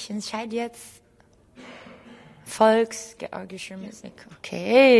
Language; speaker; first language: German; non-native, fluent; Georgian